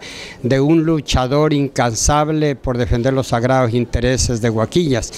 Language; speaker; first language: Spanish; native; Spanish